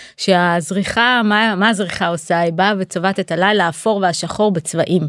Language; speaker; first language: Hebrew; native; Hebrew